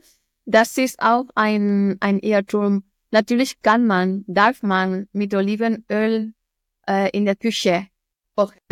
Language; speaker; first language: German; non-native, fluent; Spanish